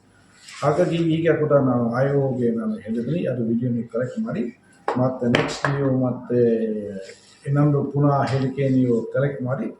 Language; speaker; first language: Kannada; non-native, fluent; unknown